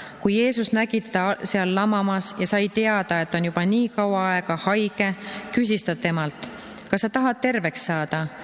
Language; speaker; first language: Estonian; native; Estonian